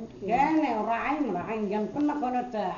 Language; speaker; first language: Hebrew; non-native, learner; Arabic